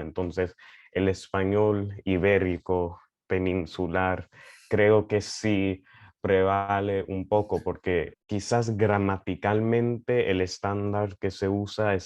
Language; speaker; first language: Spanish; early bilingual, heritage; Spanish